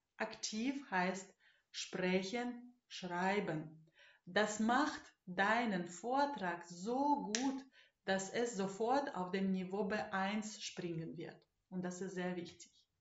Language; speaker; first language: German; non-native, fluent; Russian